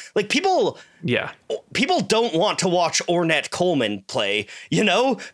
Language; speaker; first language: English; native; English